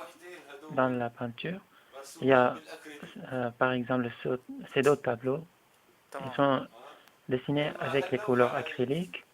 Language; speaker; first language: French; non-native, fluent; Arabic